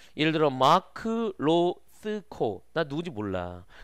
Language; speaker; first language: Korean; native; Korean